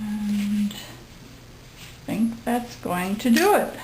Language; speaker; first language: English; native; English